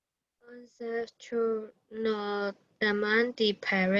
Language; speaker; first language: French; non-native, learner; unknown